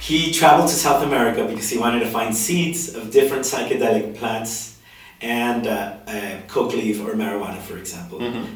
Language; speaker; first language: English; non-native, fluent; Spanish